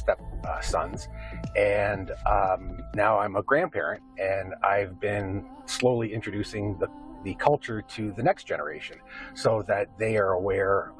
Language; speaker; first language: English; non-native, fluent; Ukrainian